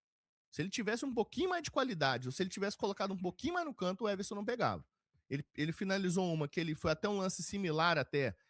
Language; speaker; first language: Portuguese; native; Portuguese